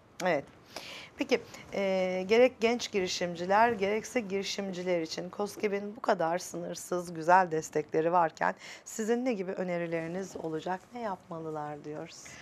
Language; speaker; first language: Turkish; native; Turkish